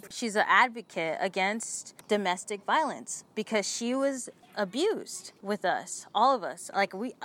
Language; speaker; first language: English; native; English